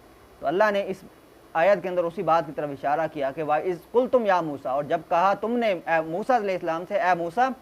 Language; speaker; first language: Urdu; native; Urdu